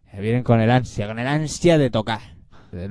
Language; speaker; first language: Spanish; native; Spanish